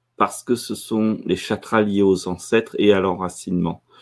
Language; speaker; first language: French; native; French